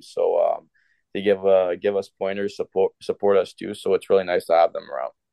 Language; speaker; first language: English; non-native, local second language; French